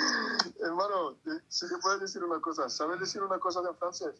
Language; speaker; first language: Spanish; non-native, fluent; French